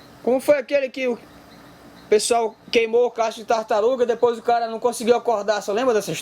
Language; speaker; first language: Portuguese; native; Portuguese